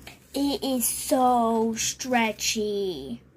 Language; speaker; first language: English; native; English